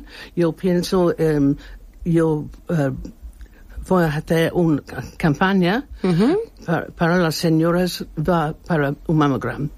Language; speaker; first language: Spanish; non-native, learner; English